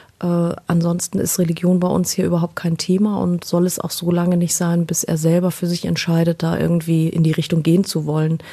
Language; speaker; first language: German; native; German